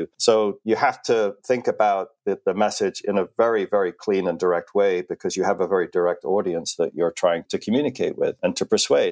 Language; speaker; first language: English; native; English